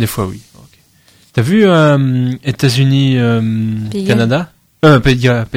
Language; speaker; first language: French; native; French